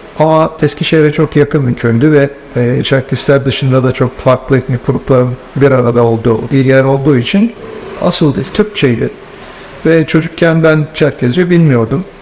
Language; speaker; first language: Turkish; native; Turkish